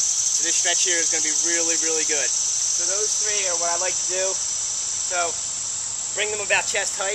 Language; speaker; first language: English; native; English